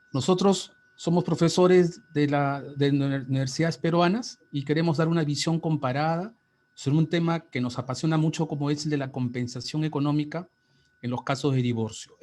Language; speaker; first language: Spanish; native; Spanish